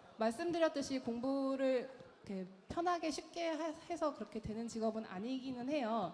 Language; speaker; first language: Korean; native; Korean